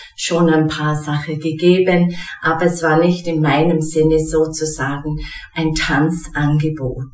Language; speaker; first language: German; non-native, fluent; English